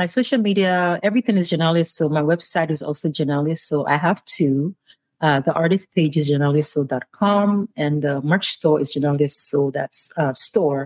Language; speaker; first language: English; non-native, local second language; Yoruba